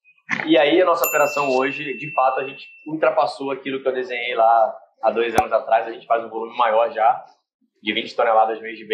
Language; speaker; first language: Portuguese; native; Portuguese